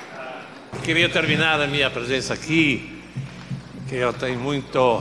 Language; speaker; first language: Portuguese; non-native, learner; Italian